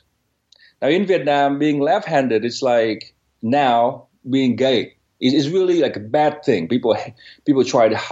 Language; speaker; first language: English; non-native, fluent; Vietnamese